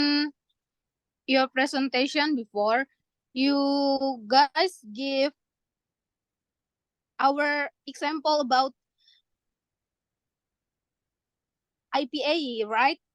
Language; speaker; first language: English; non-native, learner; Indonesian